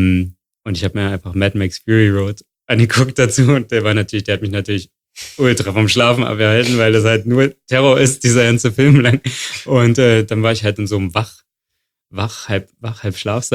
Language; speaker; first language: German; native; German